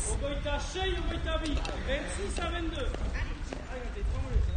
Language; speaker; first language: French; native; French